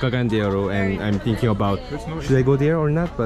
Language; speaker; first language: English; non-native, learner; Korean